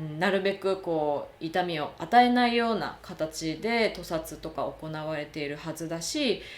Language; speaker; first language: Japanese; native; Japanese